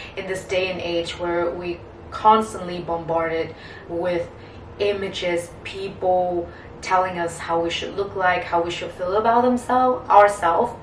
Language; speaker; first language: English; non-native, fluent; Vietnamese